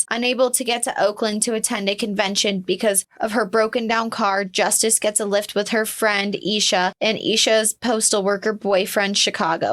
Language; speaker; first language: English; native; English